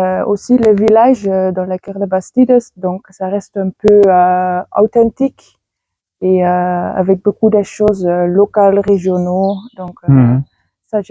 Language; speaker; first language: French; non-native, fluent; Dutch